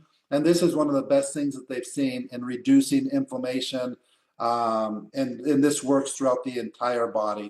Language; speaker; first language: English; native; English